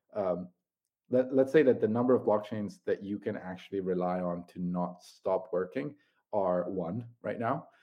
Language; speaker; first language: English; non-native, fluent; Italian